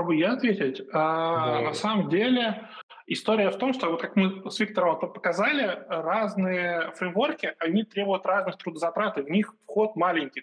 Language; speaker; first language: Russian; native; Russian